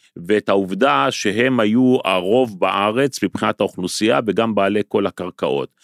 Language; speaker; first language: Hebrew; native; Hebrew